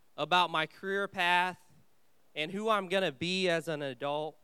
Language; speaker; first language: English; early bilingual, other home language; Vietnamese